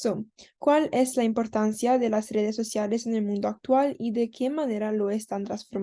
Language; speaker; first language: Spanish; non-native, learner; Korean